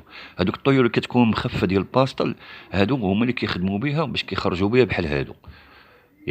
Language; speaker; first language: Arabic; native; Arabic